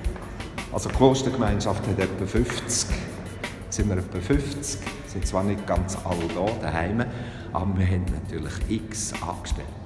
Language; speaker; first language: German; native; German